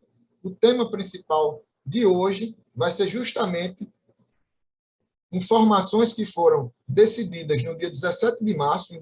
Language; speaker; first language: Portuguese; native; Portuguese